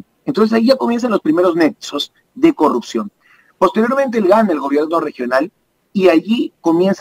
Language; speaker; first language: Spanish; native; Spanish